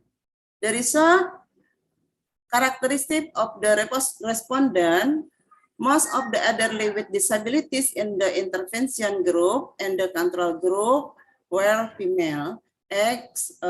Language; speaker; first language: English; non-native, fluent; Indonesian